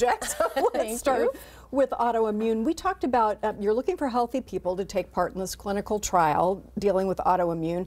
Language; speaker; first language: English; native; English